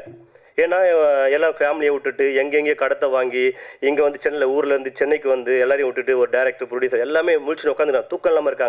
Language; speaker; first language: Tamil; native; Tamil